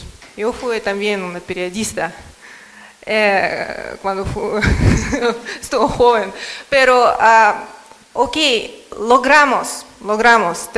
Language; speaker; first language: Spanish; non-native, learner; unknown